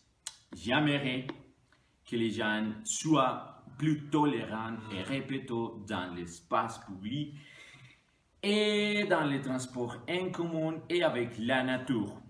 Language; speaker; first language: French; non-native, learner; Spanish